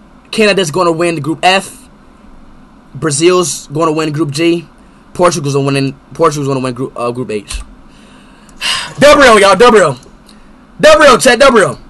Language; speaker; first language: English; native; English